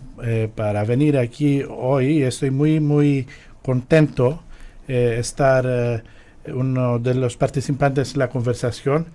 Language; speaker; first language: Spanish; non-native, fluent; Greek